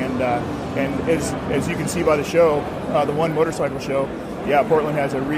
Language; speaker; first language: English; native; English